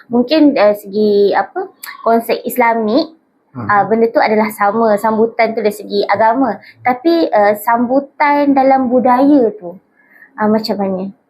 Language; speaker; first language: Malay; native; Malay